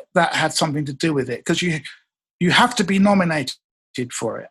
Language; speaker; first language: English; native; English